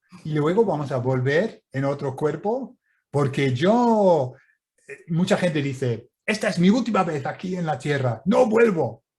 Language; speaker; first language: Spanish; non-native, fluent; English